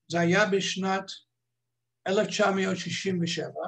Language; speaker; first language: Hebrew; non-native, fluent; English